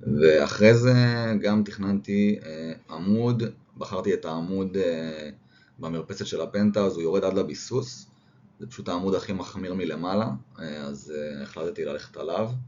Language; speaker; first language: Hebrew; native; Hebrew